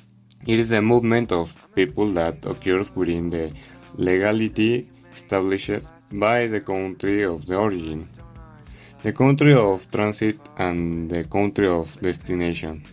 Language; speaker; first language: English; non-native, learner; Spanish